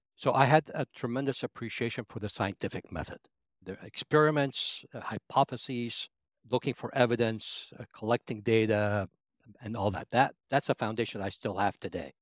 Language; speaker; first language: English; early bilingual, other home language; Arabic